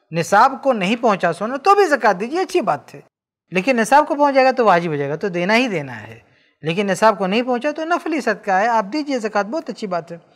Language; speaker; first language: Urdu; native; Urdu